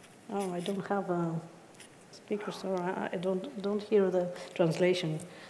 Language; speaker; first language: English; non-native, fluent; Spanish